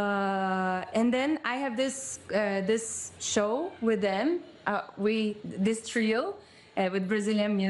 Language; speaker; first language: English; non-native, fluent; Portuguese